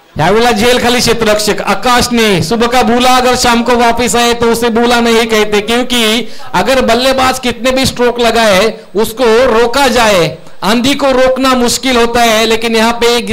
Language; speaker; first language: Hindi; non-native, local second language; Marathi